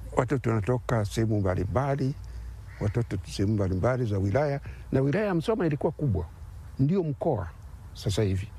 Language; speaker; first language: Swahili; non-native, local second language; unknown